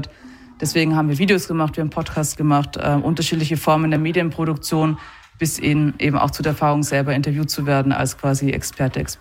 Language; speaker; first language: German; native; German